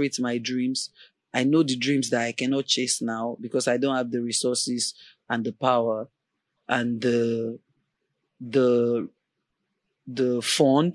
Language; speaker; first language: English; non-native, local second language; Yoruba